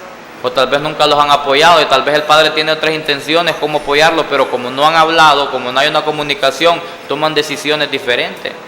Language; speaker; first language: Spanish; native; Spanish